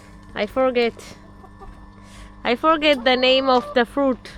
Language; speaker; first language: English; non-native, learner; Malayalam